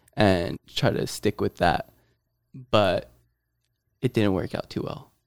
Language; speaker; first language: English; native; English